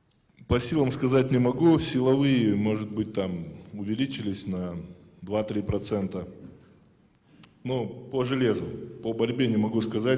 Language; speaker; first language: Russian; native; Russian